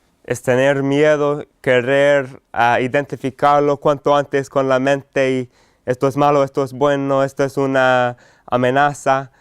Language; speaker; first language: Spanish; non-native, fluent; English